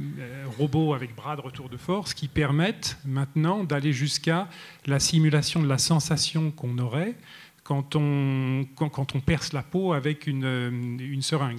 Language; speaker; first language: French; native; French